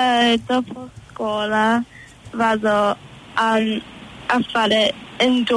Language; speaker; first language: Italian; early bilingual, heritage; Italian